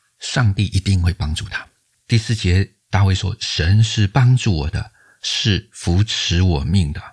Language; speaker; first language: Chinese; native; Chinese